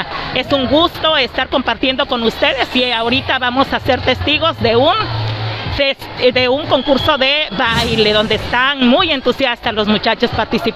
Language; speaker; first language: Spanish; native; Spanish